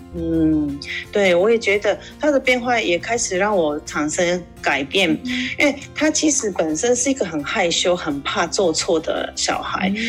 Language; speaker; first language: Chinese; non-native, fluent; Japanese